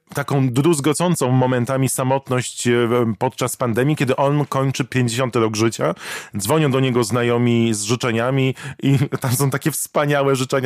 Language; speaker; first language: Polish; native; Polish